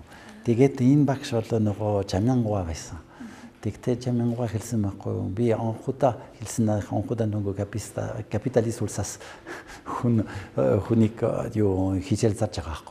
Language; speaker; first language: Mongolian; non-native, fluent; French